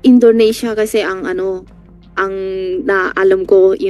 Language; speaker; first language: Filipino; non-native, learner; Chinese